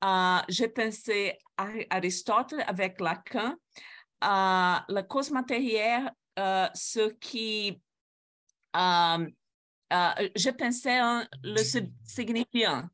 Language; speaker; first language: French; non-native, fluent; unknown